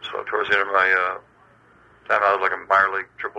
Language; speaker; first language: English; early bilingual, other home language; Spanish